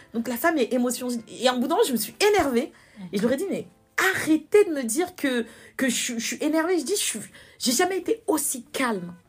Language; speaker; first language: French; native; French